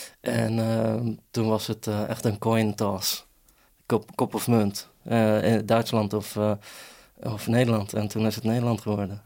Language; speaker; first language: Dutch; early bilingual, other home language; Persian